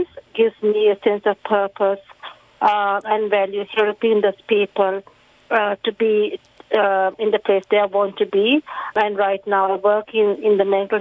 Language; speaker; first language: English; non-native, local second language; Sinhala